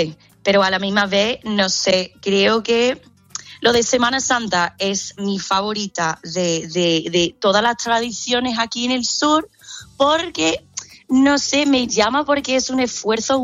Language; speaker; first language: Spanish; non-native, fluent; English